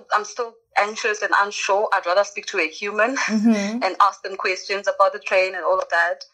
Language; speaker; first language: English; non-native, local second language; Zulu